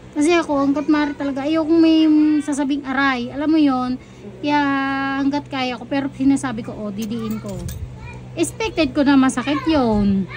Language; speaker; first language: Filipino; native; Filipino